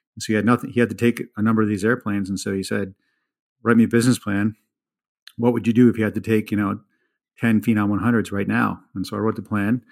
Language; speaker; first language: English; native; English